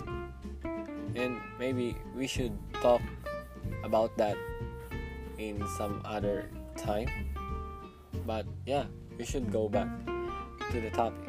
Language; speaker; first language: English; non-native, local second language; Filipino